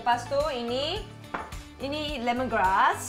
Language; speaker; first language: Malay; non-native, local second language; Cantonese